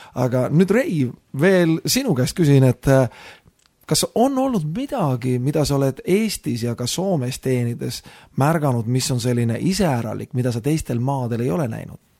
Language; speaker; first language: Estonian; native; Estonian